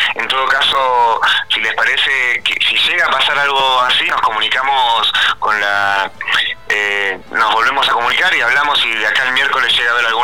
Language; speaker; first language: Spanish; native; Spanish